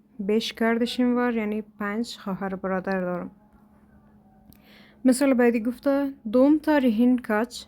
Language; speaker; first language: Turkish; non-native, fluent; Persian